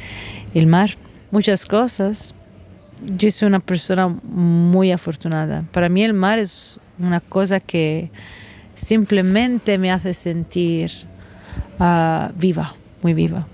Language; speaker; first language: Spanish; non-native, fluent; Italian